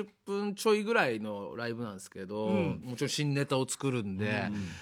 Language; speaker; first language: Japanese; native; Japanese